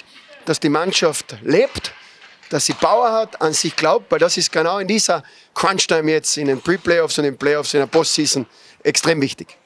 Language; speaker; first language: German; native; German